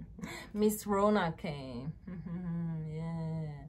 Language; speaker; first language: English; non-native, fluent; French